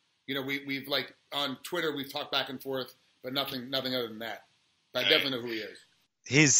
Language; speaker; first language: English; native; English